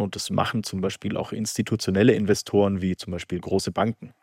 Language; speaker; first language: German; native; German